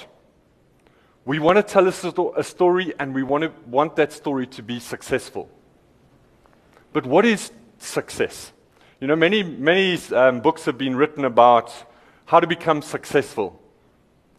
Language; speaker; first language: English; native; English